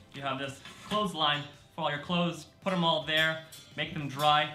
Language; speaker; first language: English; native; English